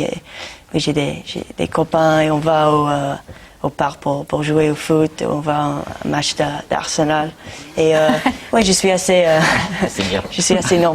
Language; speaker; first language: French; non-native, fluent; English